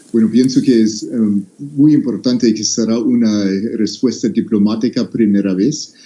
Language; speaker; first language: Spanish; non-native, fluent; English